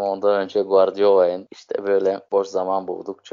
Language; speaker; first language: Turkish; native; Turkish